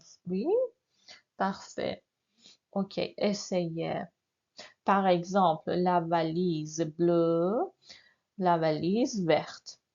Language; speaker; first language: French; non-native, fluent; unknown